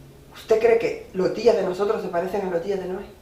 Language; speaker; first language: Spanish; native; Spanish